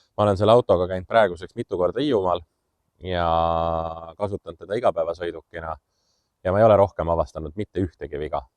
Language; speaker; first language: Estonian; native; Estonian